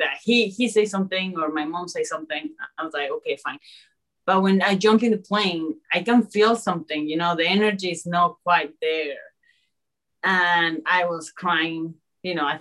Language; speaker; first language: English; early bilingual, other home language; Spanish